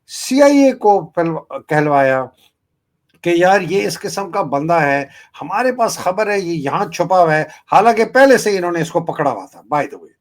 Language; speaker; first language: Urdu; native; Urdu